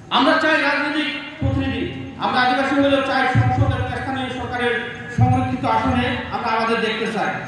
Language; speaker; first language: Bangla; non-native, local second language; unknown